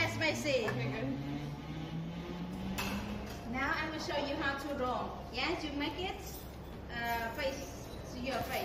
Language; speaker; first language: English; non-native, learner; Vietnamese